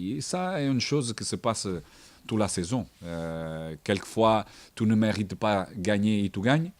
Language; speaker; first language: French; non-native, learner; Portuguese